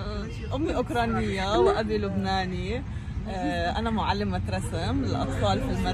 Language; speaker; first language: Arabic; early bilingual, other home language; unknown